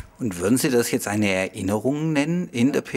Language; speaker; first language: German; native; German